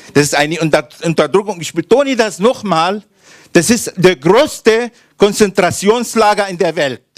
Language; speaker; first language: German; non-native, fluent; Arabic